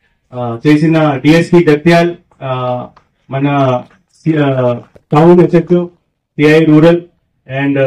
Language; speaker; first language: Telugu; non-native, fluent; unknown